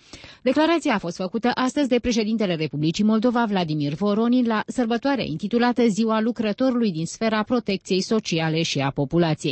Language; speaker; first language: Romanian; native; Romanian